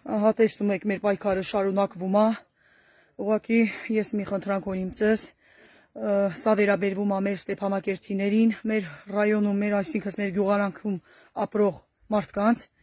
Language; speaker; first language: Armenian; native; Armenian